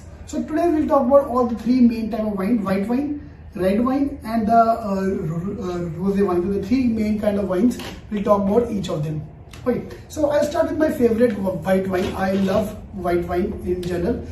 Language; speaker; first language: English; non-native, local second language; Hindi